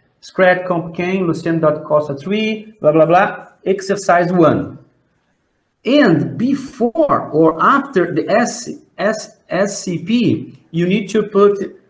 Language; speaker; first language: English; non-native, fluent; Portuguese